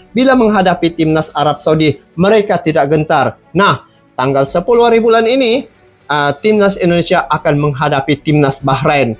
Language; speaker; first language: Malay; native; Malay